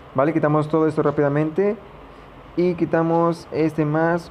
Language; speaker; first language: Spanish; native; Spanish